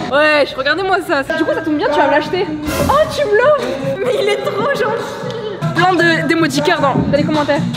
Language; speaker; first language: French; native; French